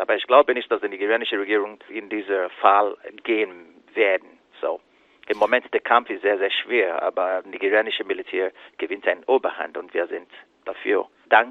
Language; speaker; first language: German; non-native, fluent; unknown